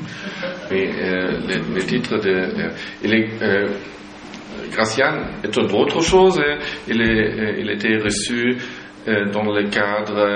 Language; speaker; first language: French; non-native, fluent; German